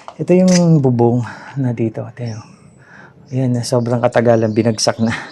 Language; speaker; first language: Filipino; non-native, local second language; Hiligaynon